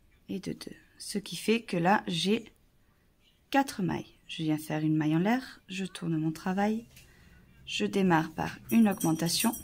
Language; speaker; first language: French; native; French